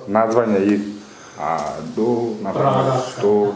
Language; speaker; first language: Russian; non-native, learner; Kyrgyz